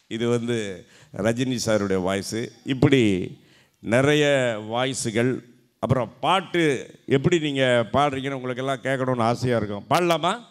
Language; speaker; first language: Tamil; native; Tamil